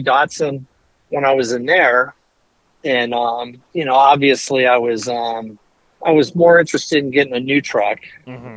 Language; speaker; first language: English; native; English